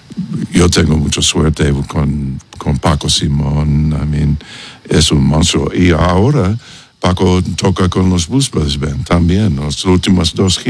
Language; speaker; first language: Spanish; non-native, learner; English